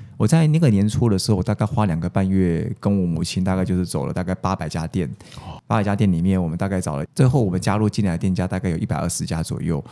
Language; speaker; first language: Chinese; native; Chinese